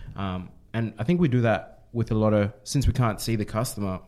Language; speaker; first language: English; native; English